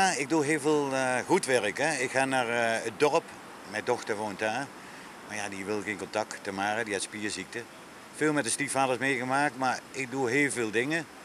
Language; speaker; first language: Dutch; native; Dutch